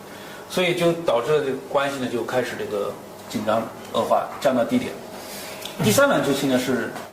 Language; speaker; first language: Chinese; native; Chinese